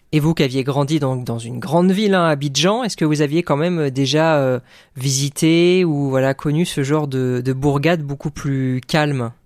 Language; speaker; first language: French; native; French